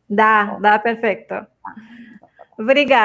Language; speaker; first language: Portuguese; non-native, fluent; Spanish